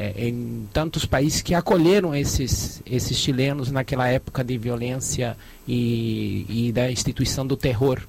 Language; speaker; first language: Portuguese; early bilingual, other home language; Spanish